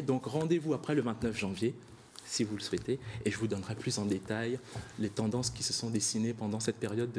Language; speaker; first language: French; native; French